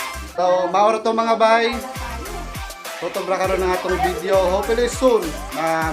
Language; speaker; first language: Cebuano; non-native, local second language; Filipino